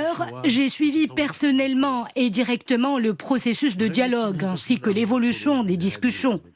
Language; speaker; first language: French; non-native, local second language; Arabic